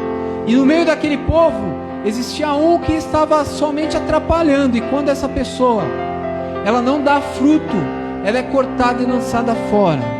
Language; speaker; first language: Portuguese; native; Portuguese